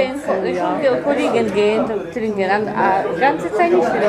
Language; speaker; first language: German; non-native, learner; Polish